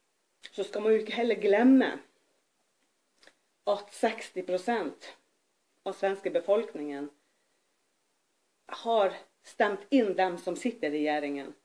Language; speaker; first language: Norwegian; native; Norwegian